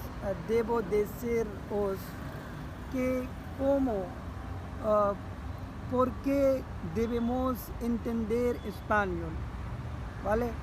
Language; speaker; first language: Spanish; non-native, learner; Urdu